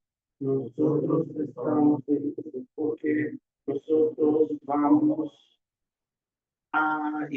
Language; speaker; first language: Spanish; non-native, learner; English